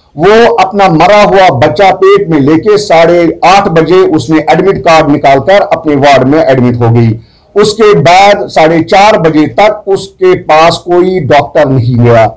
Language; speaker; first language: Urdu; non-native, local second language; Kashmiri